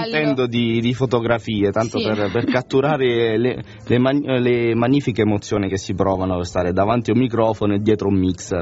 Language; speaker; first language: Italian; native; Italian